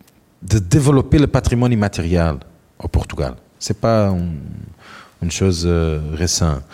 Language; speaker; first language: French; non-native, learner; Portuguese